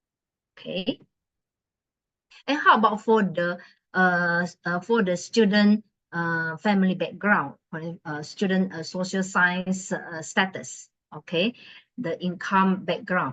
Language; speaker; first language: English; non-native, local second language; Malay